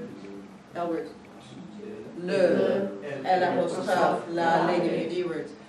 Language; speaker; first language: French; non-native, fluent; English